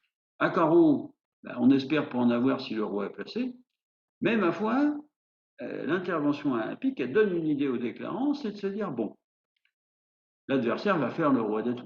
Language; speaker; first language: French; native; French